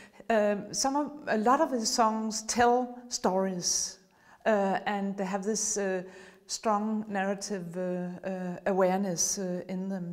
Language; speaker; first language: English; non-native, fluent; Danish